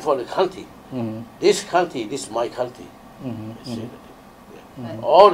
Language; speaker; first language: English; non-native, learner; Lao